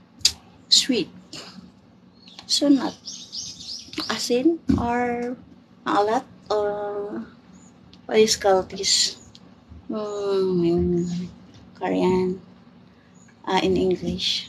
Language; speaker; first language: English; non-native, local second language; Filipino